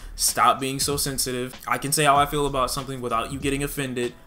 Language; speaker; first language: English; native; English